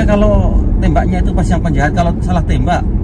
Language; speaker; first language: Indonesian; native; Indonesian